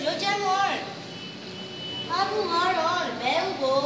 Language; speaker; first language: Korean; non-native, learner; Burmese